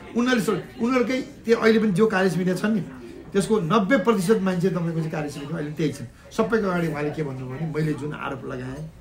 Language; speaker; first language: Nepali; native; Nepali